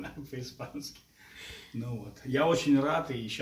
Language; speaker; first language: Russian; native; Russian